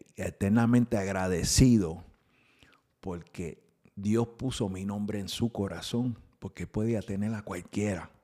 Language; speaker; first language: Spanish; early bilingual, heritage; Spanish